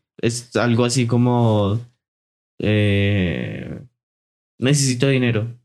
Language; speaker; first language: Spanish; native; Spanish